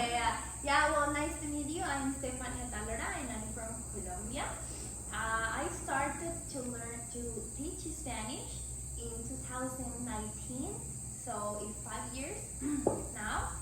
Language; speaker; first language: English; non-native, learner; Spanish